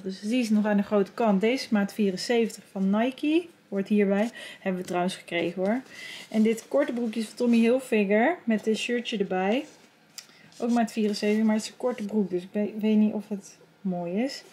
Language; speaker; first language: Dutch; native; Dutch